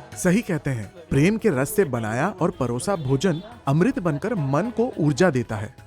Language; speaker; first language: Hindi; native; Hindi